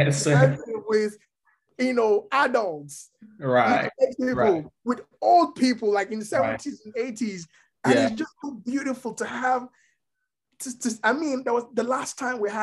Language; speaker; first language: English; non-native, local second language; Yoruba